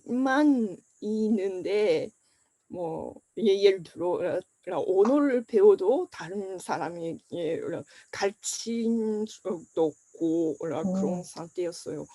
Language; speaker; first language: Korean; non-native, fluent; Japanese